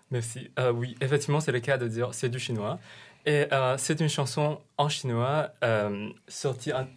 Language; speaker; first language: French; non-native, fluent; Chinese